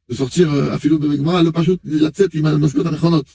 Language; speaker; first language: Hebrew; non-native, fluent; French